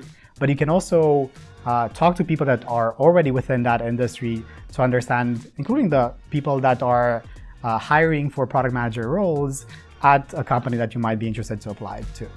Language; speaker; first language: English; non-native, fluent; Romanian